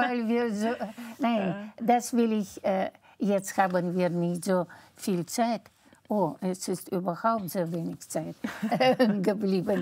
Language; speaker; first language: German; non-native, fluent; Russian